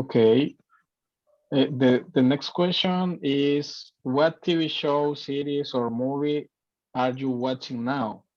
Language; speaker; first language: English; non-native, learner; Spanish